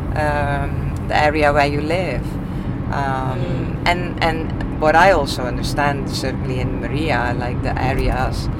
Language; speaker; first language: English; non-native, fluent; Dutch